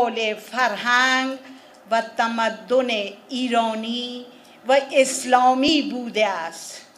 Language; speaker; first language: Persian; non-native, fluent; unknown